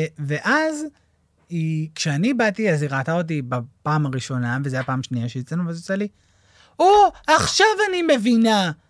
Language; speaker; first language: Hebrew; native; Hebrew